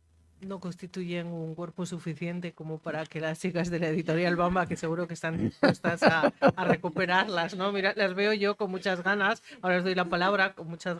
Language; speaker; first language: Spanish; native; Spanish